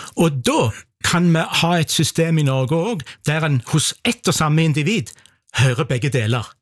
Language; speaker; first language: Norwegian; native; Norwegian